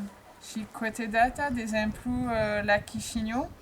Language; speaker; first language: Romanian; non-native, learner; French